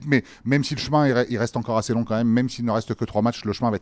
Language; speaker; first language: French; native; French